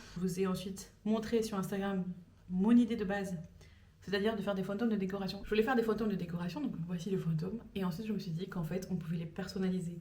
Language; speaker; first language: French; native; French